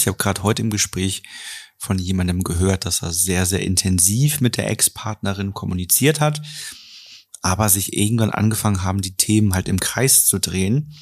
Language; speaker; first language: German; native; German